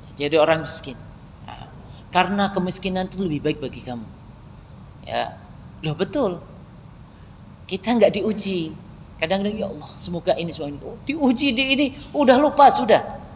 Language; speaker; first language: Indonesian; non-native, local second language; Javanese